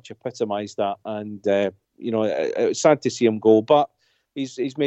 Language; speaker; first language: English; native; English